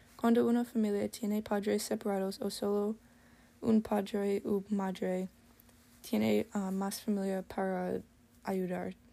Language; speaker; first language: Spanish; non-native, learner; English